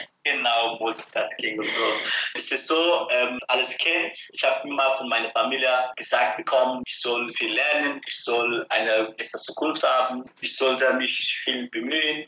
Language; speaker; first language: German; non-native, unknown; Persian